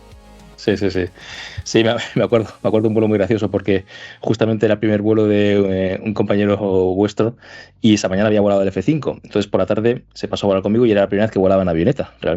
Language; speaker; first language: Spanish; native; Spanish